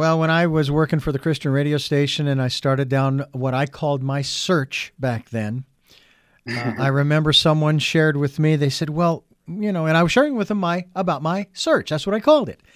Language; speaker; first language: English; native; English